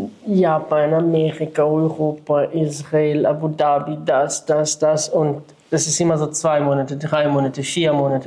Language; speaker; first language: German; non-native, fluent; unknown